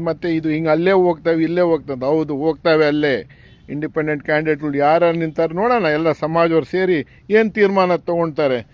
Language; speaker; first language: Kannada; non-native, local second language; Urdu